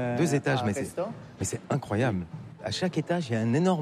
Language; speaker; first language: French; native; French